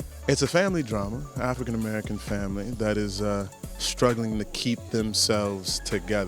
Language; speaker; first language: English; native; English